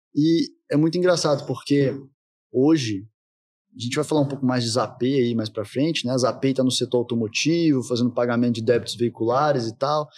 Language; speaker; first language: Portuguese; native; Portuguese